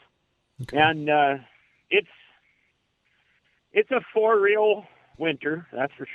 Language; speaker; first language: English; native; English